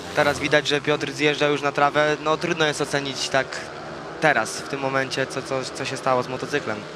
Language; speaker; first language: Polish; native; Polish